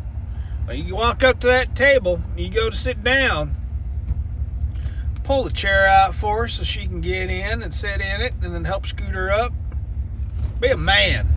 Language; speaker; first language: English; native; English